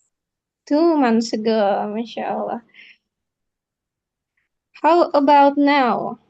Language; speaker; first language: English; non-native, fluent; Indonesian